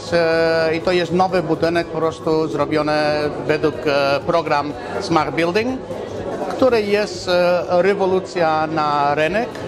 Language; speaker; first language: Polish; non-native, fluent; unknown